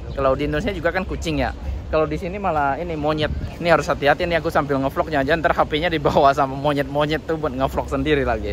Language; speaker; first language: Indonesian; native; Indonesian